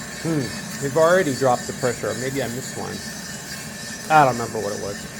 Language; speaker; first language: English; native; English